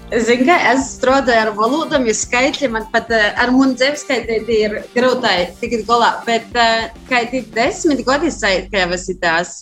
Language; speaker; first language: Latvian; native; Latvian